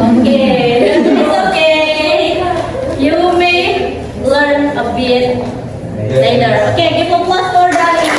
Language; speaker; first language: English; non-native, fluent; Indonesian